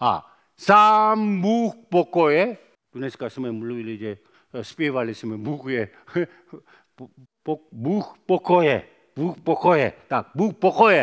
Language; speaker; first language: Czech; non-native, fluent; Korean